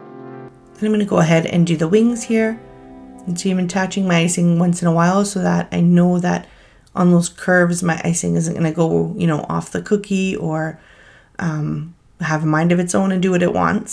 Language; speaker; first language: English; native; English